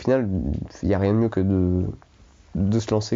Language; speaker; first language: French; native; French